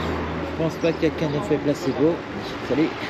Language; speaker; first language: French; native; French